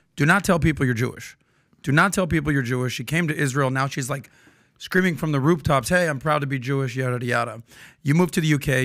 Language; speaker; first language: English; native; English